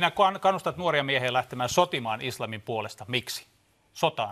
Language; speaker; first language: Finnish; native; Finnish